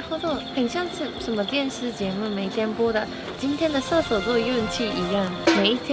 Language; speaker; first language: Chinese; non-native, fluent; Japanese